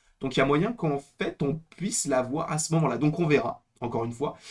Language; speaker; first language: French; native; French